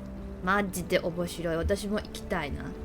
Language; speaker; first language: Japanese; non-native, learner; Chinese